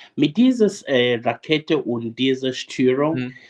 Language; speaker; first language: German; non-native, learner; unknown